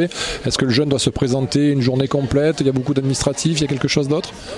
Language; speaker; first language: French; native; French